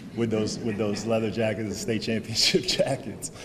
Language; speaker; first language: English; native; English